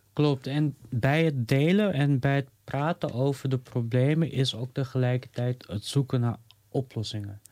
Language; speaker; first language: Dutch; native; Dutch